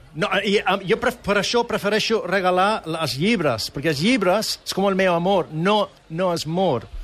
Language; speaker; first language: Catalan; non-native, fluent; English